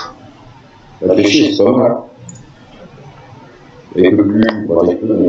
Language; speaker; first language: French; native; French